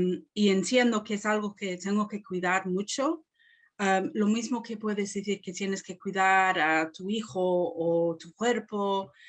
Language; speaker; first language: Spanish; non-native, fluent; English